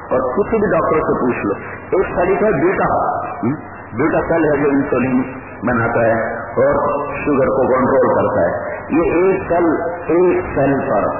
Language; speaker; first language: Urdu; non-native, local second language; Punjabi